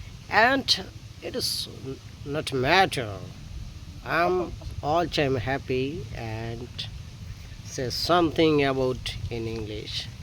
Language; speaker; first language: English; non-native, local second language; Bangla